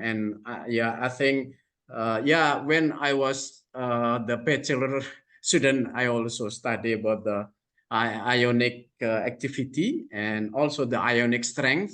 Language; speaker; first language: English; non-native, fluent; Indonesian